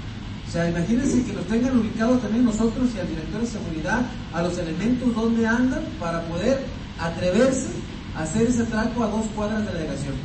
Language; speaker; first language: Spanish; native; Spanish